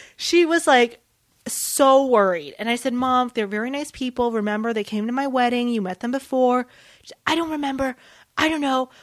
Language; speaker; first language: English; early bilingual, other home language; Vietnamese